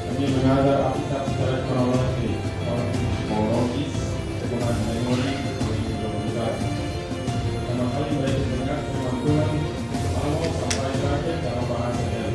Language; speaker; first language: Indonesian; non-native, learner; English